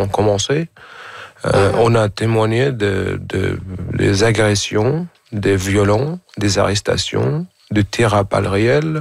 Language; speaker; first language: French; non-native, fluent; Arabic